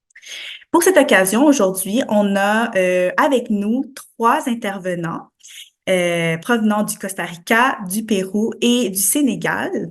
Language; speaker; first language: French; native; French